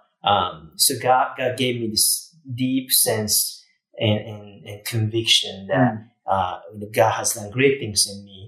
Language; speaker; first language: English; non-native, fluent; Japanese